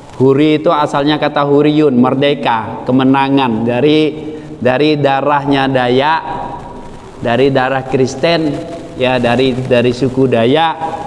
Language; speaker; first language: Indonesian; non-native, local second language; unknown